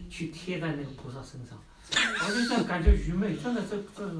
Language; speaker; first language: Chinese; native; Chinese